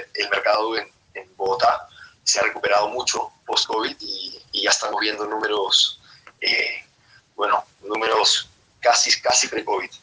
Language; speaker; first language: Spanish; native; Spanish